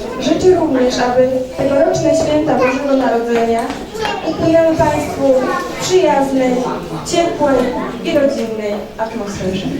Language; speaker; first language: Polish; native; Polish